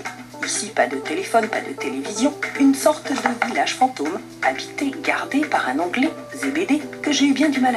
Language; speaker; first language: French; native; French